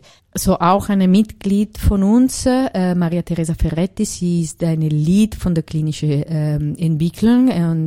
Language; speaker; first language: German; non-native, learner; Italian